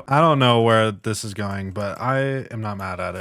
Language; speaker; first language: English; native; English